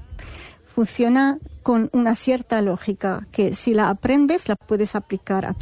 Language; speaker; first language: Spanish; non-native, fluent; Arabic